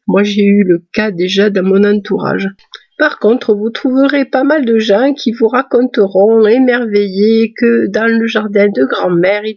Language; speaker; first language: French; native; French